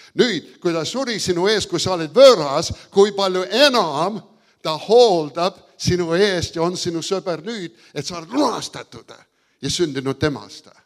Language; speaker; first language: Estonian; early bilingual, heritage; Estonian